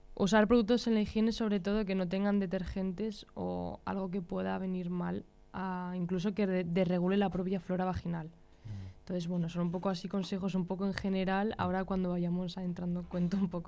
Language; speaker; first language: Spanish; native; Spanish